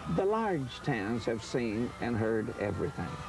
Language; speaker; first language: English; native; English